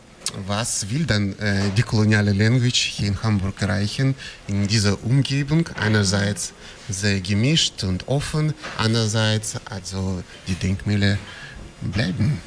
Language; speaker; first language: German; non-native, fluent; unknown